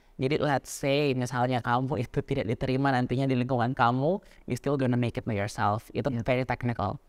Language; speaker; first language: Indonesian; native; Indonesian